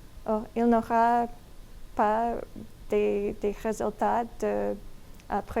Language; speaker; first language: French; non-native, learner; English